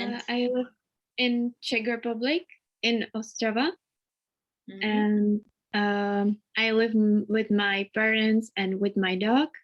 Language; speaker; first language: English; non-native, learner; Czech